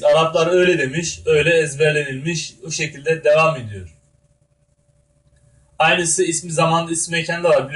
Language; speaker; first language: Turkish; native; Turkish